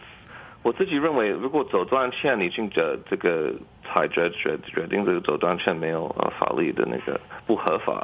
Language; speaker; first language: Chinese; early bilingual, heritage; English